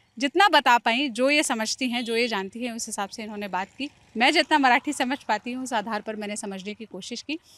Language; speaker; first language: Hindi; native; Hindi